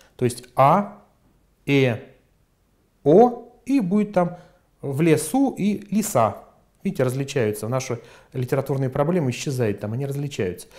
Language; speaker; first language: Russian; native; Russian